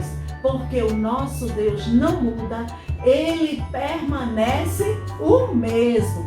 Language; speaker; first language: Portuguese; native; Portuguese